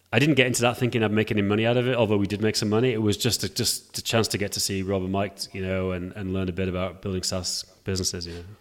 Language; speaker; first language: English; native; English